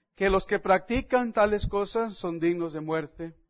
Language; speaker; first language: Spanish; non-native, fluent; English